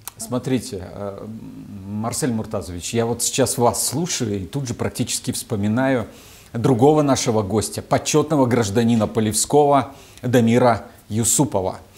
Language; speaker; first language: Russian; native; Russian